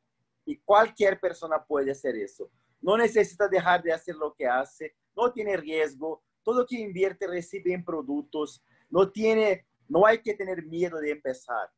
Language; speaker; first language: Spanish; non-native, fluent; Portuguese